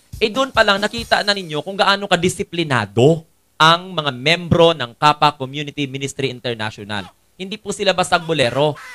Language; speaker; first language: Filipino; non-native, local second language; Cebuano